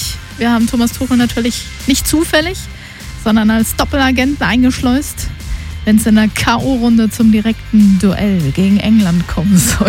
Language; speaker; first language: German; native; German